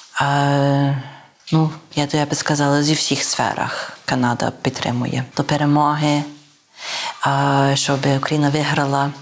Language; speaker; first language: Ukrainian; early bilingual, heritage; Ukrainian